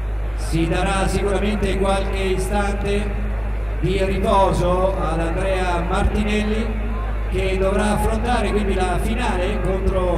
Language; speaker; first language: Italian; native; Italian